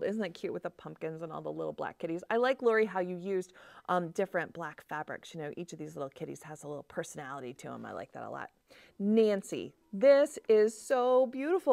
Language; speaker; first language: English; native; English